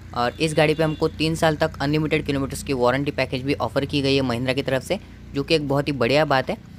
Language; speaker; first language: Hindi; non-native, local second language; Marathi